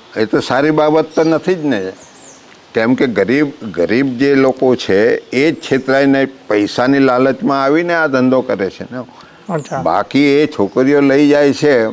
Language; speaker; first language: Gujarati; non-native, local second language; Vasavi